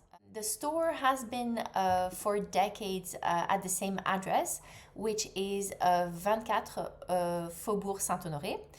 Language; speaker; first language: English; non-native, fluent; French